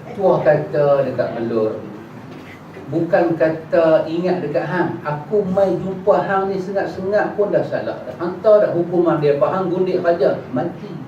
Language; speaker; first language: Malay; native; Malay